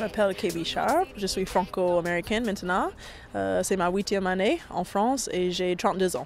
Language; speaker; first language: French; non-native, fluent; English